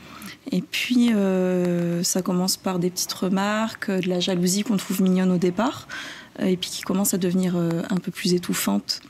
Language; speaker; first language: French; native; French